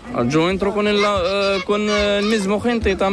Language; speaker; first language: Spanish; non-native, learner; Arabic